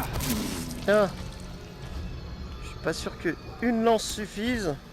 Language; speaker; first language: French; native; French